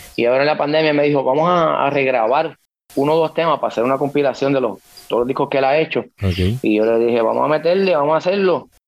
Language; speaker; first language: Spanish; native; Spanish